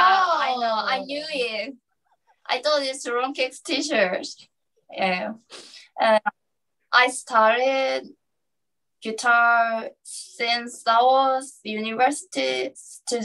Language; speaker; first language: English; non-native, learner; Korean